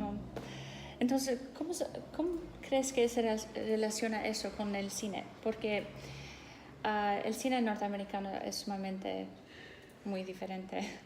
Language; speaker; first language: Spanish; non-native, fluent; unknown